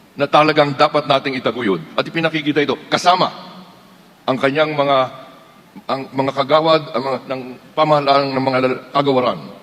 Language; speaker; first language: Filipino; native; Filipino